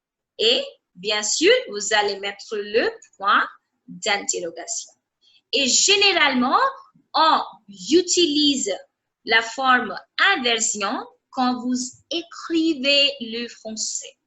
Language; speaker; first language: French; non-native, fluent; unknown